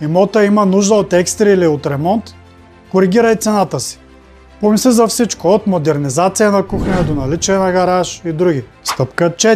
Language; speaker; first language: Bulgarian; native; Bulgarian